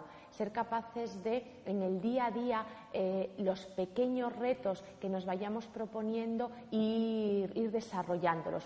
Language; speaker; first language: Spanish; native; Spanish